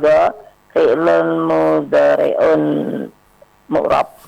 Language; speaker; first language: Arabic; non-native, learner; Indonesian